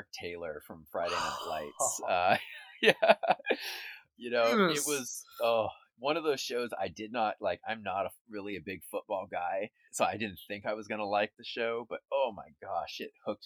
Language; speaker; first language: English; native; English